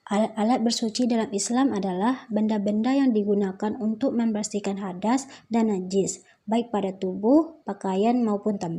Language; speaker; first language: Indonesian; native; Indonesian